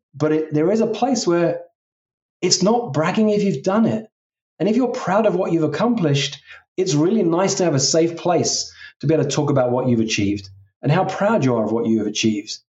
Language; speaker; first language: English; native; English